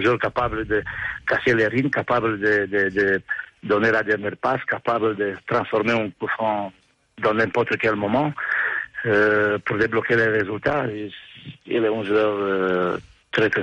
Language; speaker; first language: French; non-native, fluent; Romanian